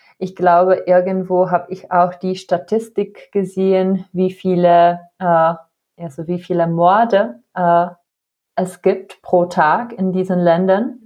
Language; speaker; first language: German; non-native, fluent; Czech